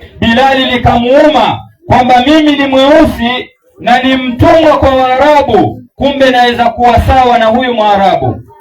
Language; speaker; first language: Swahili; non-native, local second language; Luyia